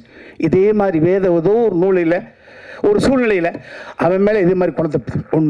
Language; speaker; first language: Tamil; native; Tamil